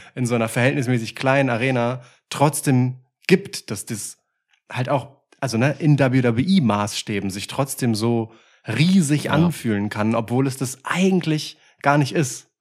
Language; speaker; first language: German; early bilingual, other home language; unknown